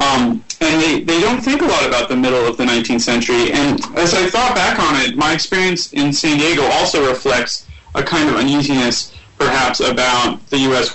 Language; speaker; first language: English; native; English